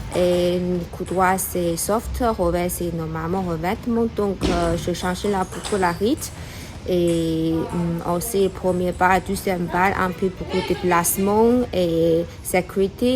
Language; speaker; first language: French; non-native, learner; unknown